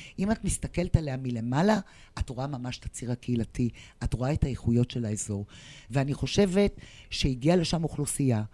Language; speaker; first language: Hebrew; native; Hebrew